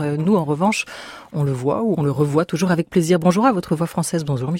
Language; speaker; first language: French; native; French